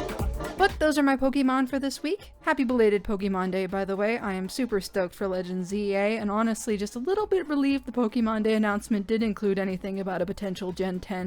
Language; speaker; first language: English; native; English